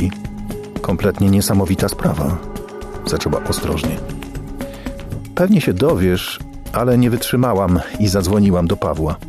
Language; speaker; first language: Polish; native; Polish